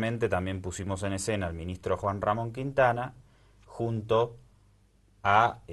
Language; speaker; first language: Spanish; native; Spanish